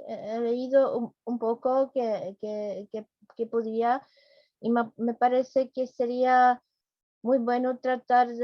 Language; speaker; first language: Spanish; non-native, fluent; Czech